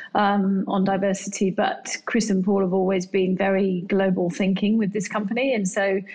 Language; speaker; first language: English; native; English